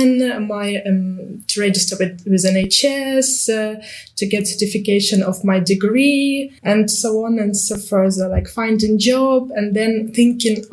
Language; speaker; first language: English; non-native, fluent; Ukrainian